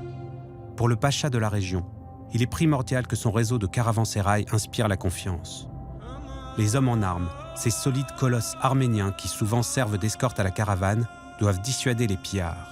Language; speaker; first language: French; native; French